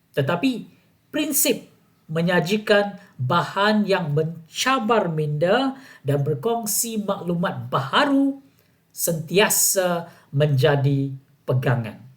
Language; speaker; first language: Malay; non-native, local second language; Tamil